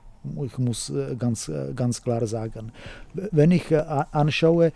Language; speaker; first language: German; non-native, fluent; Czech